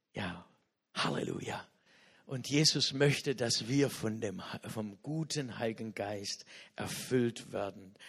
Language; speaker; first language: German; non-native, fluent; English